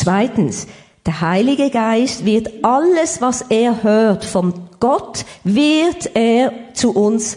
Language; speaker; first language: German; native; German